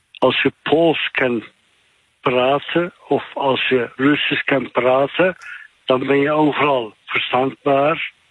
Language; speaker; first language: Dutch; non-native, fluent; Turkish